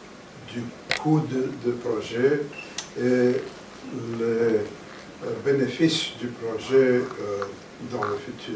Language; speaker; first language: French; non-native, fluent; Romanian